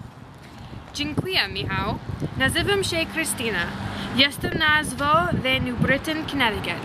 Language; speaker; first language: Polish; non-native, learner; English